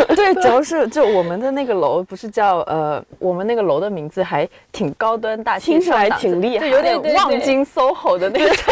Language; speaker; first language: Chinese; native; Chinese